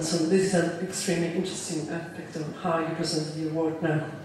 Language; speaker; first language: English; non-native, fluent; Italian